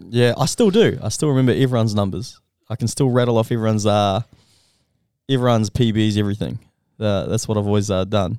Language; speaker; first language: English; early bilingual, other home language; Filipino